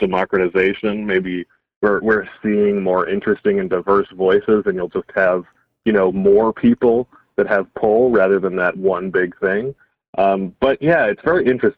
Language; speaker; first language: English; native; English